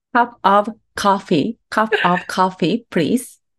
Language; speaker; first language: English; non-native, learner; Japanese